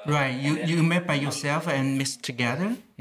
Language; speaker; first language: English; non-native, fluent; Chinese